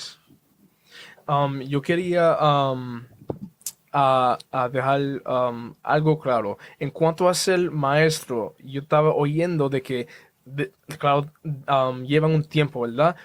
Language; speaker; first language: Spanish; early bilingual, heritage; Spanish